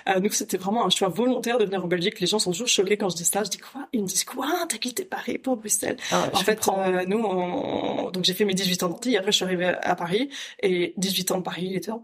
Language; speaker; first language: French; native; French